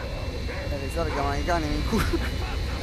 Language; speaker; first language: Italian; native; Italian